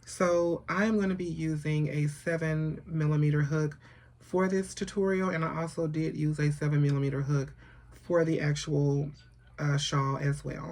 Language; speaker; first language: English; native; English